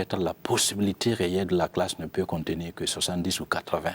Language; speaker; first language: French; non-native, local second language; Mossi